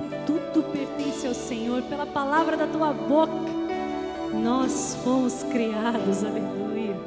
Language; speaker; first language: Portuguese; native; Portuguese